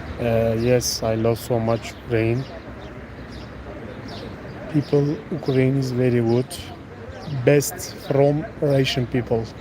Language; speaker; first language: English; non-native, learner; Turkish